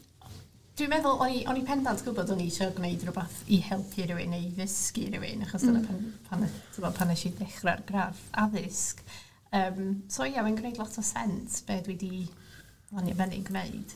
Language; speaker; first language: Welsh; non-native, local second language; English